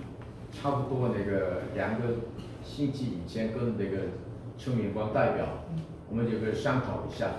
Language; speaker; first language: Chinese; non-native, fluent; Korean